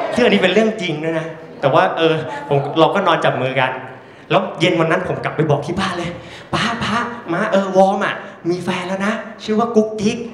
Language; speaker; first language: Thai; native; Thai